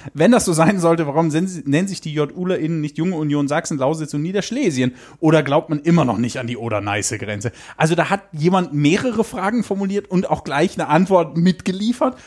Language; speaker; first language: German; native; German